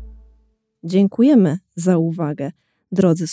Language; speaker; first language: Polish; native; Polish